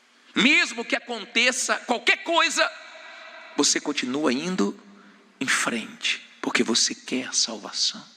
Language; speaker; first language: Portuguese; native; Portuguese